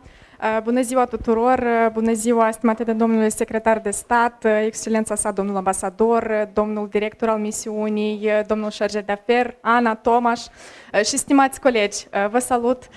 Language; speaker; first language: Romanian; native; Romanian